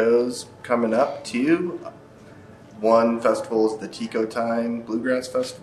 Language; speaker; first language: English; native; English